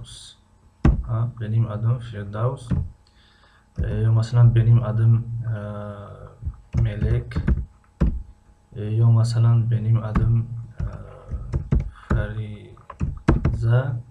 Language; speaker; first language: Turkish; non-native, fluent; Tajik